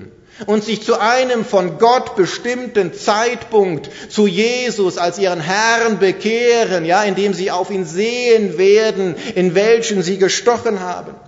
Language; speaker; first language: German; native; German